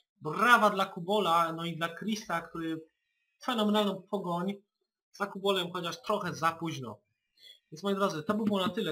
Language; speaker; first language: Polish; native; Polish